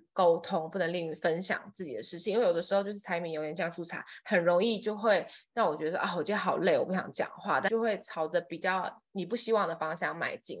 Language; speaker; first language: Chinese; non-native, fluent; Thai